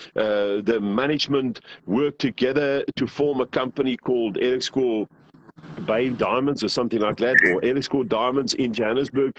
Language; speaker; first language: English; non-native, local second language; Afrikaans